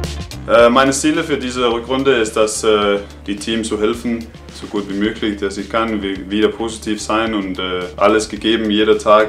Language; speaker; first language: German; non-native, learner; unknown